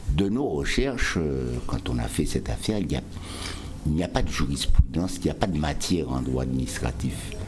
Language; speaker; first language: French; native; French